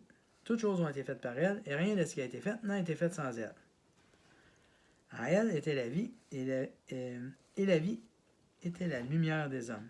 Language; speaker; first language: French; native; French